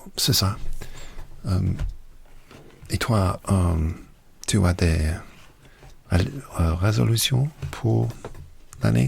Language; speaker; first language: French; non-native, learner; English